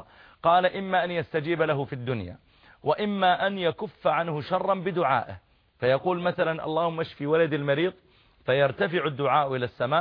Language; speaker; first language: Arabic; native; Arabic